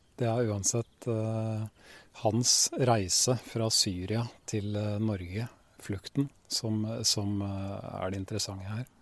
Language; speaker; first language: Norwegian; native; Norwegian